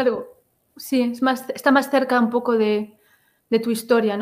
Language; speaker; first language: Spanish; native; Spanish